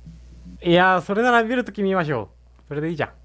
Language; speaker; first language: Japanese; native; Japanese